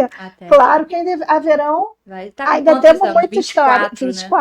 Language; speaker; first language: Portuguese; native; Portuguese